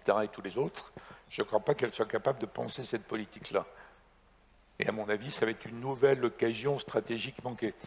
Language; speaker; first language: French; native; French